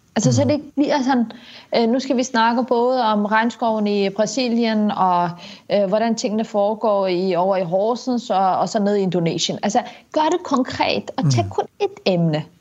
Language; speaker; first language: Danish; early bilingual, other home language; Kurdish